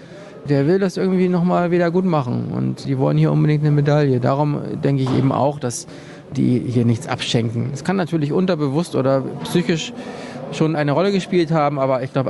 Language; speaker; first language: German; native; German